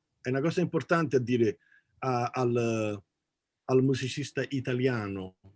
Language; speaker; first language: Italian; native; Italian